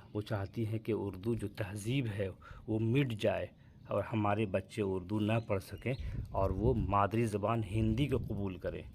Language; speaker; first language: Urdu; native; Urdu